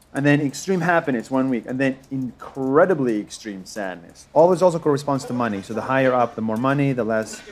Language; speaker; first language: English; non-native, fluent; Arabic